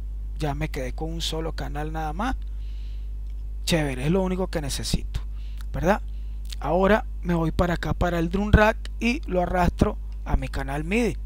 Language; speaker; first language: Spanish; native; Spanish